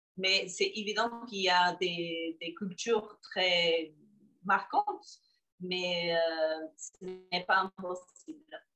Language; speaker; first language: French; non-native, fluent; Portuguese